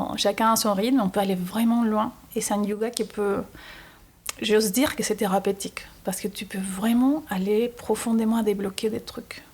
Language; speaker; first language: French; non-native, fluent; Spanish